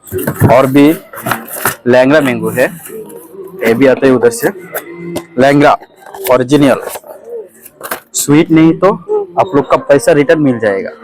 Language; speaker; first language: Hindi; non-native, fluent; Malayalam